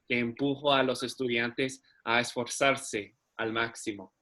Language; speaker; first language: Spanish; non-native, learner; English